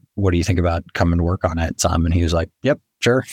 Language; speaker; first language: English; native; English